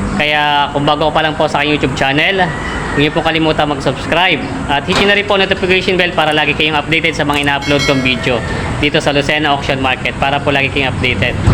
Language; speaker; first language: Filipino; native; Filipino